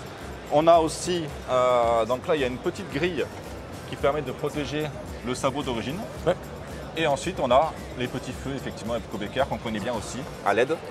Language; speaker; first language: French; native; French